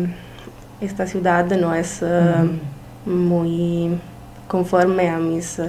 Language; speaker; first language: Spanish; non-native, learner; Italian